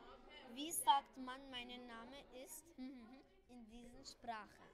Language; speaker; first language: German; early bilingual, other home language; Turkish